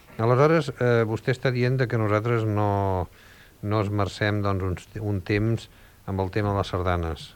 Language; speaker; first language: Catalan; native; Catalan